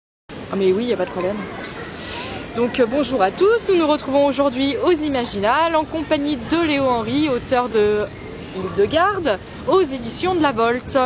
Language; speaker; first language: French; native; French